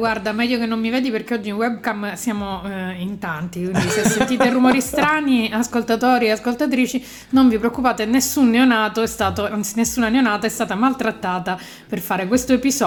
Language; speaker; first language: Italian; native; Italian